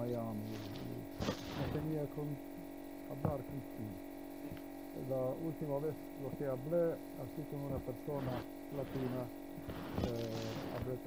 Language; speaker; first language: Spanish; non-native, learner; Slovenian